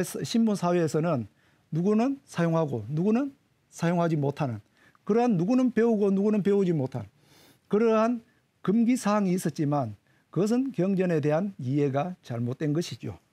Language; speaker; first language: Korean; native; Korean